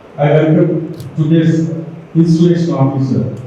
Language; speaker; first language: English; non-native, local second language; Telugu